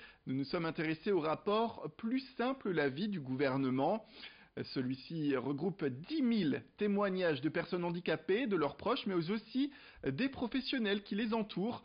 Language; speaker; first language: French; native; French